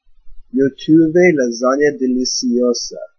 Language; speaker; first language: Spanish; non-native, learner; English